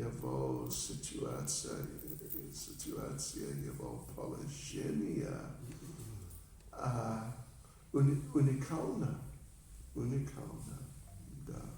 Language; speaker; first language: Russian; non-native, learner; English